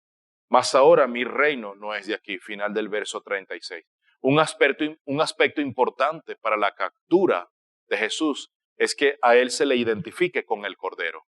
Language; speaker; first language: Spanish; native; Spanish